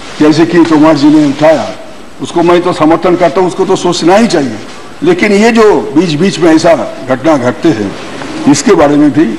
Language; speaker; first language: Hindi; non-native, local second language; Bangla